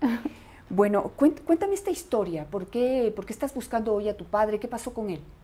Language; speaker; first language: Spanish; native; Spanish